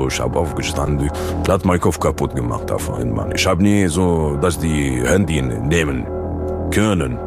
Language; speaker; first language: German; non-native, learner; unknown